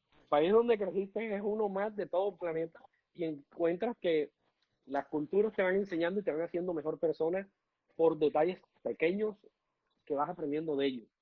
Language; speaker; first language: Spanish; native; Spanish